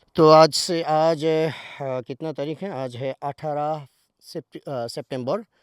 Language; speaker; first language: Urdu; non-native, fluent; Bangla